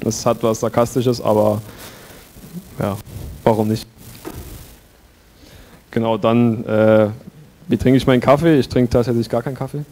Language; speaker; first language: German; native; German